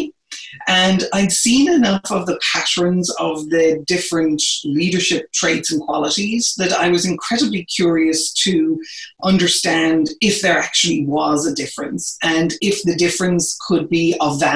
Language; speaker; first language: English; native; English